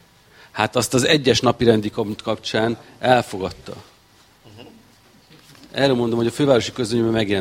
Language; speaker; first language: Hungarian; native; Hungarian